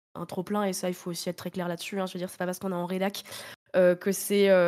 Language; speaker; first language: French; native; French